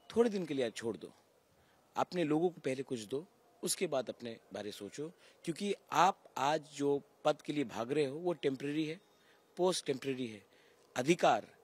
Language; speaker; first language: Hindi; non-native, local second language; Kok Borok